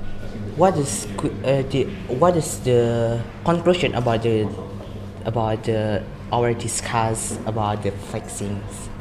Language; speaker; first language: English; non-native, learner; Indonesian